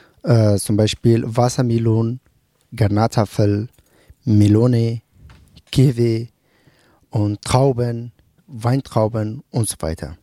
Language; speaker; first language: German; non-native, learner; Persian